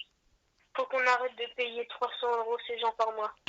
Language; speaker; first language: French; native; French